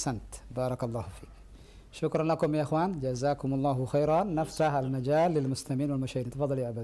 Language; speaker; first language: Arabic; non-native, fluent; Indonesian